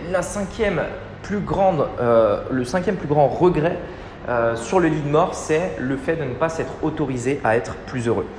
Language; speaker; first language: French; native; French